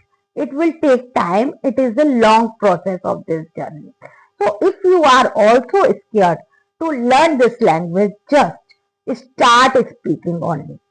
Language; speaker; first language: English; non-native, learner; Hindi